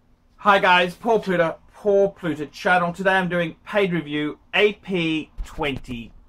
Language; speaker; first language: English; native; English